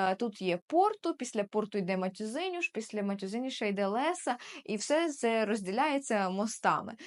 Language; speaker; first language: Ukrainian; native; Ukrainian